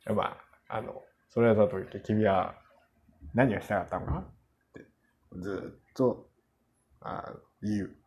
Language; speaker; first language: Japanese; non-native, fluent; Korean